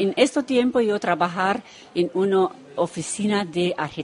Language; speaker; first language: Spanish; non-native, learner; Romanian